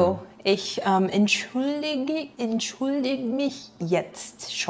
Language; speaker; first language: German; non-native, fluent; English